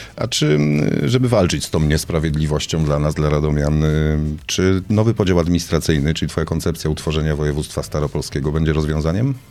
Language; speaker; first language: Polish; native; Polish